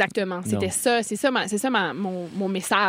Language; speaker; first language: French; native; French